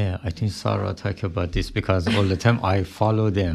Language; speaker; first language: English; non-native, learner; Persian